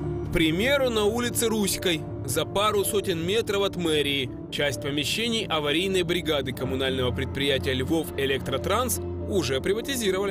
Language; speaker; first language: Russian; non-native, local second language; Ukrainian